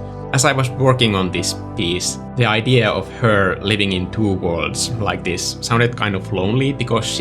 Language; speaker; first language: English; non-native, fluent; Finnish